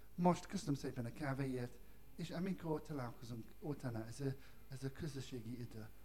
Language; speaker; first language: Hungarian; non-native, learner; English